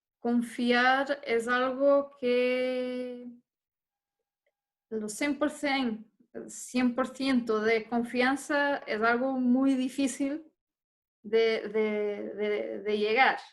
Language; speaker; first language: Spanish; non-native, fluent; Portuguese